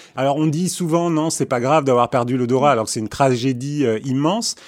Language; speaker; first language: French; early bilingual, other home language; Armenian